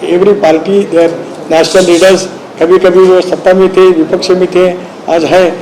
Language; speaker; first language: Hindi; non-native, local second language; Marathi